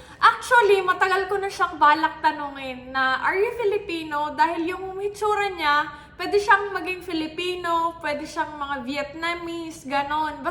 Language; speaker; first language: Filipino; native; Filipino